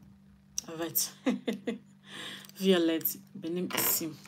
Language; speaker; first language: Turkish; non-native, learner; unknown